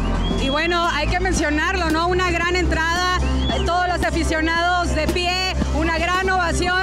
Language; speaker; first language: Spanish; native; Spanish